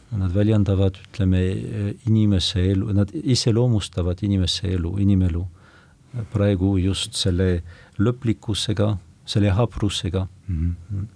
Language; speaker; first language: Estonian; non-native, fluent; French